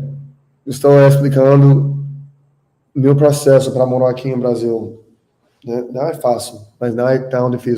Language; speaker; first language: Portuguese; non-native, learner; English